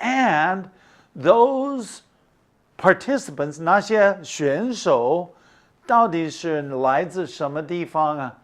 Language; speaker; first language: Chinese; non-native, fluent; English